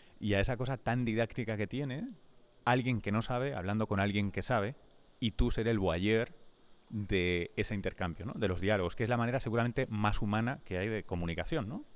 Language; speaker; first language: Spanish; native; Spanish